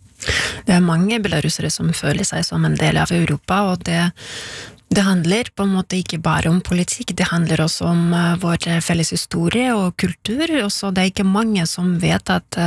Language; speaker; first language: Norwegian; non-native, fluent; Belarusian